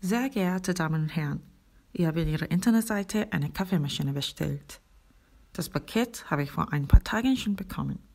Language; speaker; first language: German; non-native, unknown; Korean